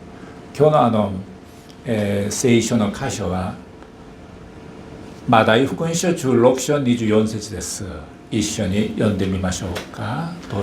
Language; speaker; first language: Japanese; non-native, fluent; Korean